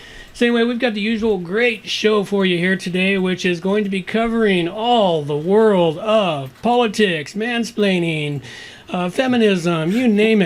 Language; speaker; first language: English; native; English